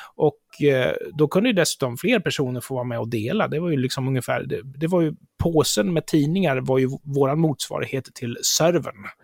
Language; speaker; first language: Swedish; native; Swedish